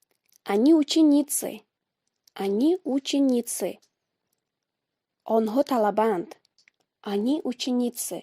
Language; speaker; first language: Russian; non-native, fluent; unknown